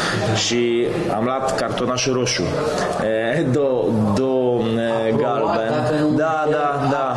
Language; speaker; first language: Romanian; non-native, fluent; Polish